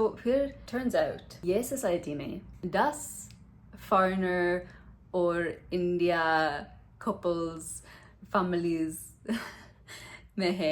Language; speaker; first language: Hindi; non-native, learner; English